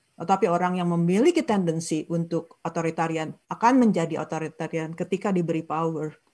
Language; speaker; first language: Indonesian; non-native, local second language; Sundanese